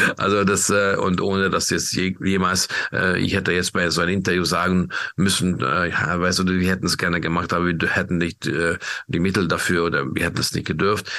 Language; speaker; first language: German; non-native, fluent; Hungarian